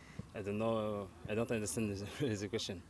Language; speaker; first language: English; non-native, learner; French